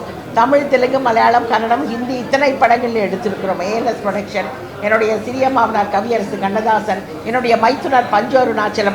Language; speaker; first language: Tamil; native; Tamil